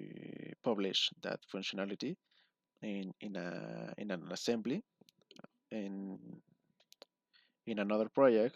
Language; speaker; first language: English; non-native, learner; Spanish